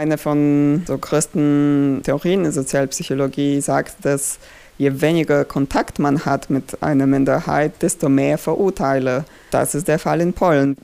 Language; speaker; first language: German; non-native, fluent; Polish